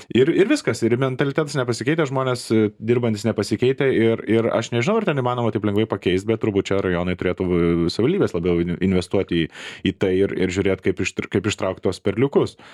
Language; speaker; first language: Lithuanian; native; Lithuanian